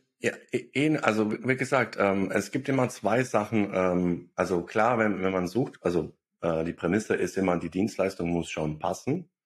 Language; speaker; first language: German; non-native, fluent; Bosnian